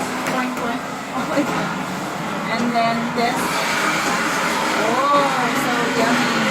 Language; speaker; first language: English; non-native, local second language; Filipino